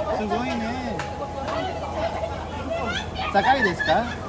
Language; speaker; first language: Japanese; non-native, learner; English